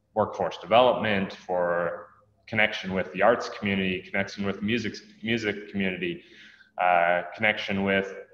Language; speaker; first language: English; native; English